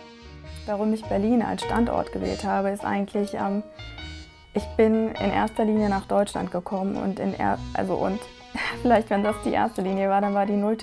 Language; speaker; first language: German; non-native, fluent; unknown